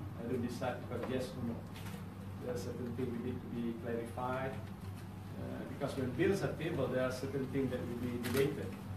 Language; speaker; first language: English; non-native, local second language; Malay